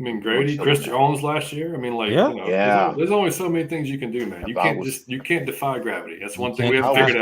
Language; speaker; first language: English; native; English